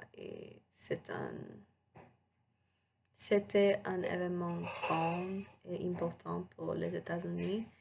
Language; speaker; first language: French; non-native, learner; English